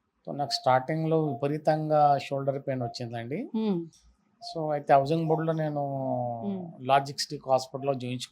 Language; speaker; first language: Telugu; native; Telugu